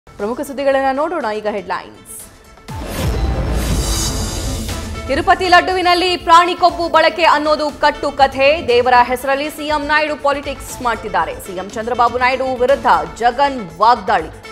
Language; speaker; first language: Kannada; native; Kannada